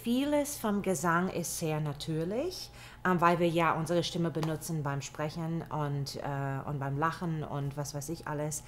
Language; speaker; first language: German; non-native, fluent; English